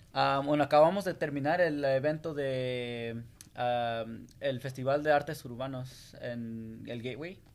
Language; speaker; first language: Spanish; early bilingual, heritage; Spanish